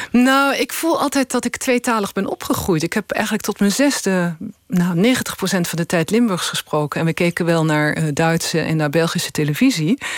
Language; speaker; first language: Dutch; native; Dutch